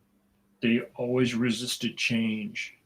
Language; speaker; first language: English; native; English